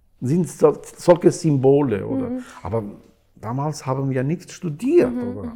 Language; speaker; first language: German; non-native, learner; Albanian